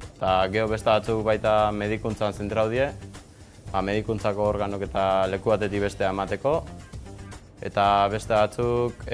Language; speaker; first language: Basque; native; Basque